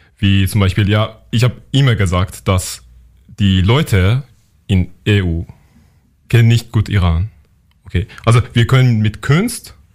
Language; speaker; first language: German; non-native, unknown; Persian